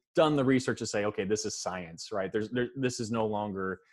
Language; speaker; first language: English; native; English